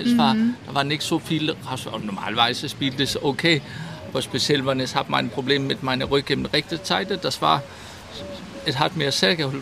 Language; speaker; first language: German; non-native, learner; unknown